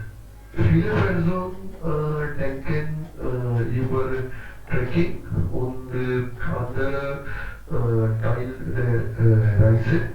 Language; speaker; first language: German; non-native, learner; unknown